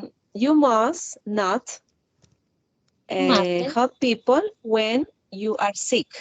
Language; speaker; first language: English; non-native, learner; Spanish